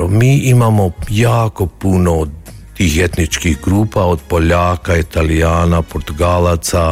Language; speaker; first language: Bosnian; early bilingual, heritage; Croatian